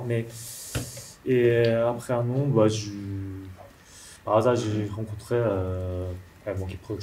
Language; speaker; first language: French; non-native, learner; Japanese